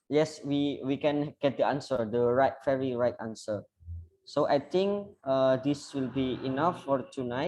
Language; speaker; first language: English; non-native, learner; Indonesian